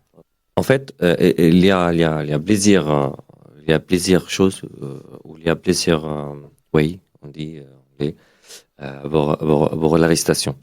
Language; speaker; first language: French; non-native, learner; Arabic